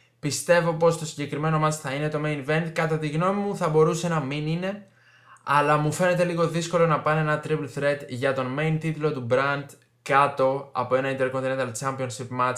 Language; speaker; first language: Greek; native; Greek